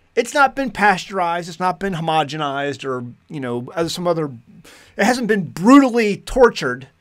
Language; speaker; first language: English; native; English